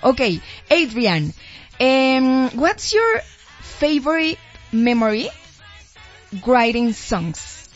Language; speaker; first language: English; non-native, learner; Spanish